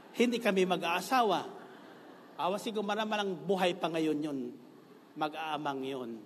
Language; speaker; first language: Filipino; non-native, local second language; Bikol